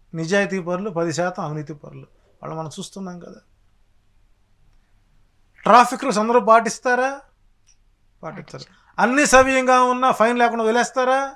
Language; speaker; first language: Telugu; native; Telugu